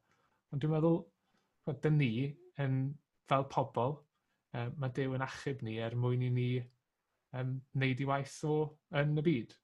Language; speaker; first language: Welsh; native; Welsh